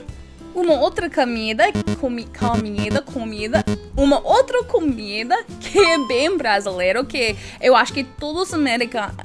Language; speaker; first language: Portuguese; non-native, learner; English